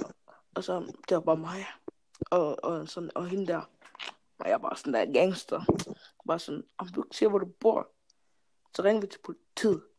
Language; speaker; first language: Danish; early bilingual, other home language; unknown